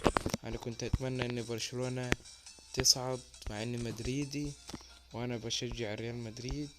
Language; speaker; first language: Arabic; native; Arabic